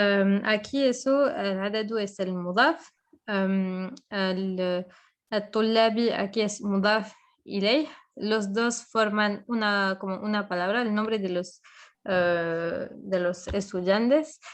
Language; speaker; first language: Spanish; non-native, fluent; French